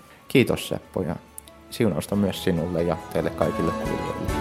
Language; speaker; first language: Finnish; early bilingual, heritage; Finnish